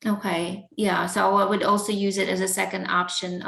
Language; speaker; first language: English; non-native, fluent; Russian